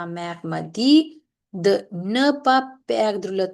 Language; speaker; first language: French; non-native, fluent; Hindi